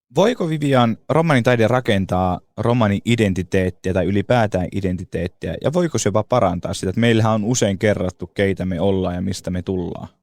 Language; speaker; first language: Finnish; native; Finnish